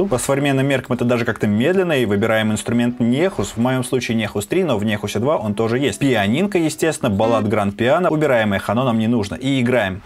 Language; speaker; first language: Russian; native; Russian